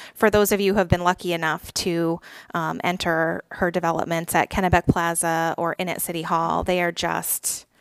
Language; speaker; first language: English; native; English